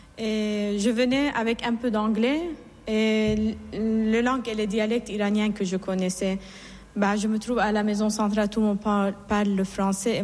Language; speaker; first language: French; non-native, fluent; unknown